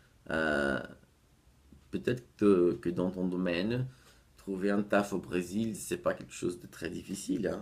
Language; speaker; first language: French; non-native, fluent; Portuguese